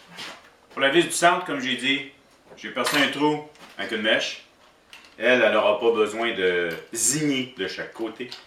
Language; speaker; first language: French; native; French